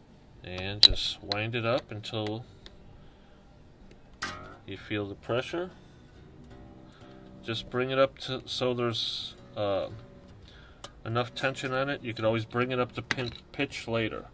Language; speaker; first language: English; native; English